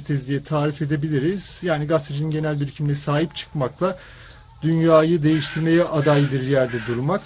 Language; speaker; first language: Turkish; native; Turkish